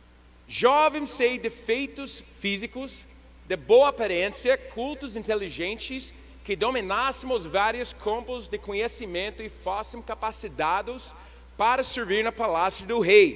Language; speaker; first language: Portuguese; non-native, learner; English